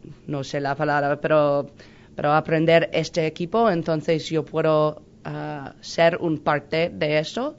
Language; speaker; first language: Spanish; non-native, learner; English